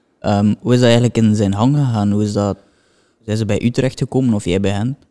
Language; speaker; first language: Dutch; native; Dutch